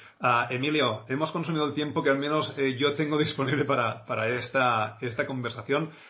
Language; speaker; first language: Spanish; non-native, local second language; Catalan